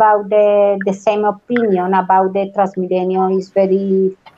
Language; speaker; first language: English; non-native, learner; Spanish